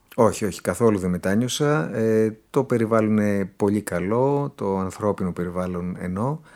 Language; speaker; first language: Greek; native; Greek